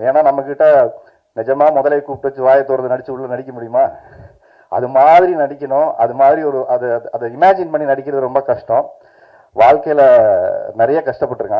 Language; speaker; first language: Tamil; native; Tamil